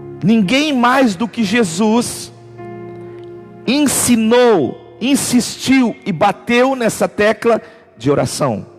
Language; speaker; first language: Portuguese; native; Portuguese